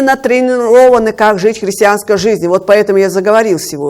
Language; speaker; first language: Russian; native; Russian